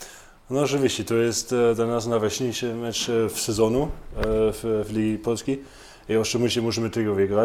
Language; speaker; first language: Polish; non-native, learner; German